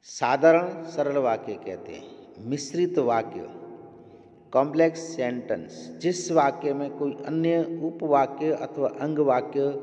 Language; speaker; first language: Hindi; non-native, local second language; Gujarati